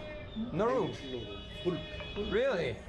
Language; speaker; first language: English; non-native, learner; French